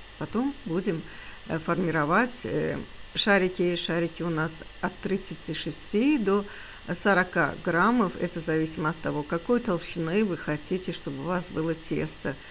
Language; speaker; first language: Russian; non-native, local second language; Azerbaijani